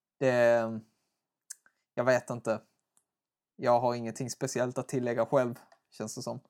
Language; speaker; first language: Swedish; native; Swedish